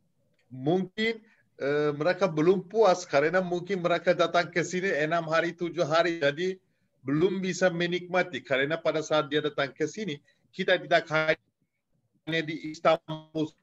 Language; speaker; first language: Indonesian; non-native, fluent; Turkish